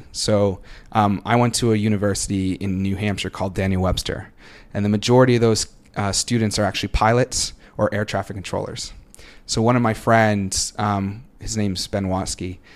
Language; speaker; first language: English; native; English